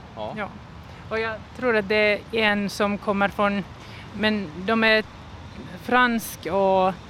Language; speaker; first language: Swedish; non-native, local second language; Finnish